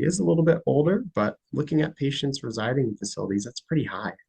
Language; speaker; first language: English; native; English